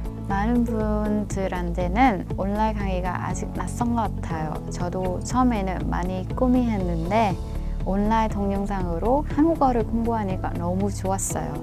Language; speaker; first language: Korean; non-native, fluent; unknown